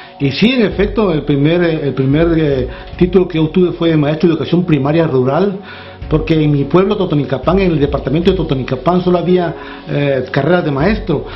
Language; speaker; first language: Spanish; native; Spanish